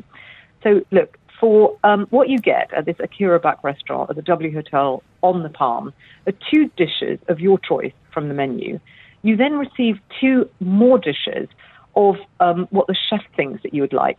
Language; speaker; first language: English; native; English